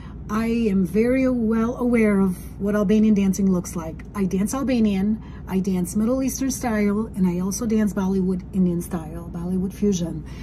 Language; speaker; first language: English; non-native, fluent; Albanian